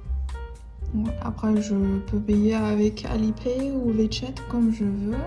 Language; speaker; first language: French; non-native, learner; Chinese